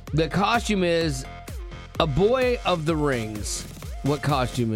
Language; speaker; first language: English; native; English